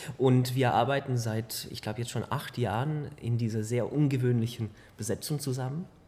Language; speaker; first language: German; early bilingual, heritage; German